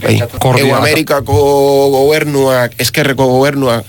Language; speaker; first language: Basque; non-native, learner; Spanish